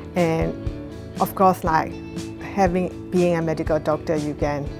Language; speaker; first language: English; non-native, fluent; Burmese